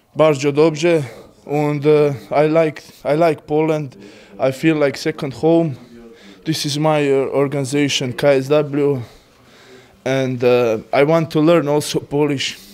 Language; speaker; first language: English; non-native, learner; Bosnian